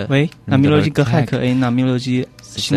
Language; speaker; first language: French; non-native, learner; Chinese